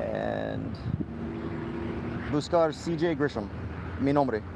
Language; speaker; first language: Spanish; non-native, learner; English